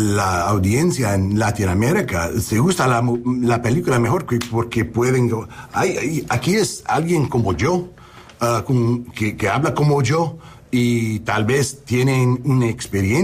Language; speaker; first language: Spanish; non-native, learner; English